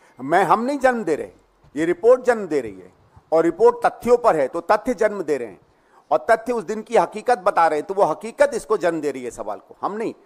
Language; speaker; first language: Hindi; native; Hindi